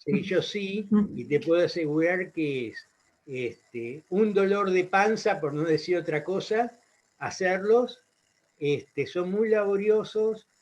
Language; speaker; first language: Spanish; native; Spanish